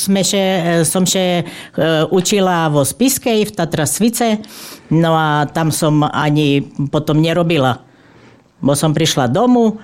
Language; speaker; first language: Slovak; native; Slovak